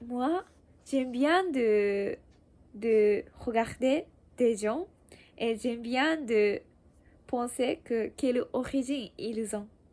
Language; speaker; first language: French; non-native, learner; Japanese